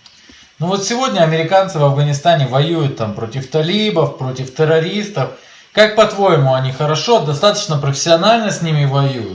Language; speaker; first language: Russian; native; Russian